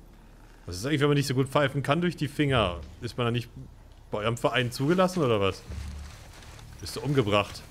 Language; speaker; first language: German; native; German